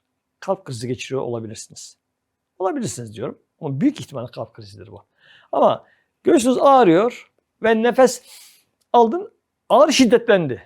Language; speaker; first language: Turkish; native; Turkish